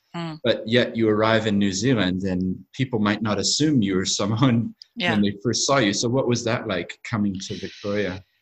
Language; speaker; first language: English; native; English